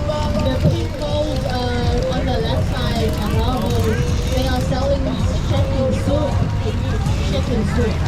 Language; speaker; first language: English; non-native, fluent; Vietnamese